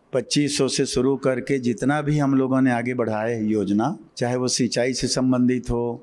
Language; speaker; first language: Hindi; native; Hindi